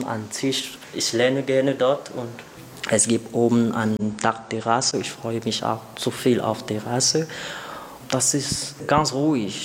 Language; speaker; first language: German; non-native, local second language; French